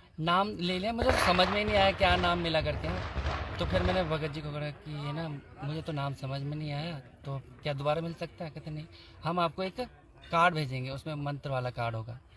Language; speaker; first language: Hindi; non-native, local second language; Nepali